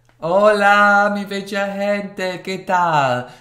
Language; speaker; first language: Spanish; non-native, learner; Italian